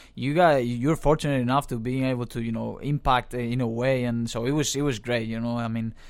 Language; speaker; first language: English; non-native, fluent; Spanish